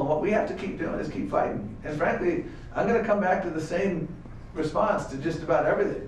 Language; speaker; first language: English; native; English